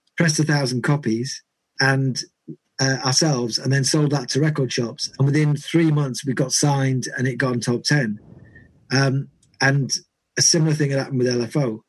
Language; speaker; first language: English; native; English